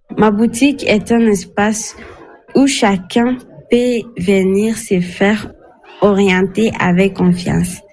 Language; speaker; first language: French; non-native, local second language; Swahili